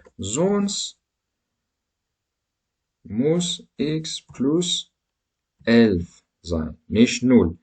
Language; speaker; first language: German; non-native, learner; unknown